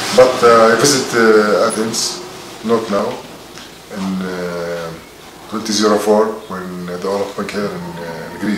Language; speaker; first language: English; non-native, learner; Arabic